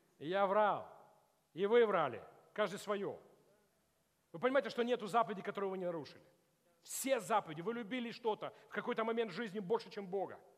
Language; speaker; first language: Russian; non-native, local second language; Ukrainian